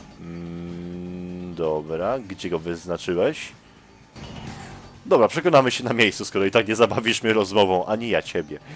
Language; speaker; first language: Polish; native; Polish